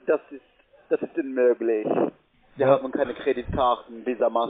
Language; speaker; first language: German; non-native, learner; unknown